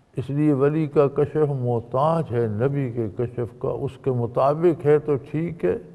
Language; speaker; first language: Urdu; non-native, local second language; Punjabi